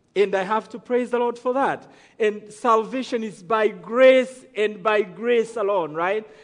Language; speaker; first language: English; non-native, local second language; Kinyarwanda